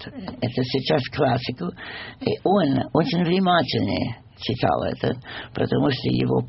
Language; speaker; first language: Russian; non-native, fluent; English